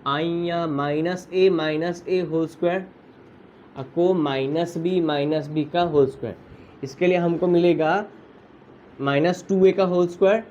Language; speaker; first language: Hindi; non-native, local second language; Assamese